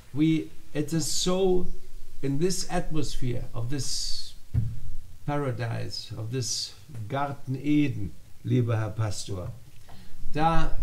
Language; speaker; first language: English; non-native, fluent; German